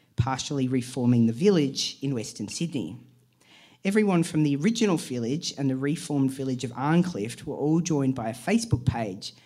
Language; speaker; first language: English; native; English